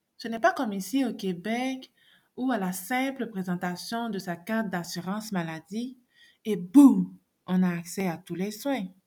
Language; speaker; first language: French; non-native, local second language; Haitian Creole